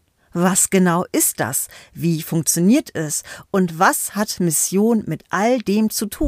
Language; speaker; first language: German; native; German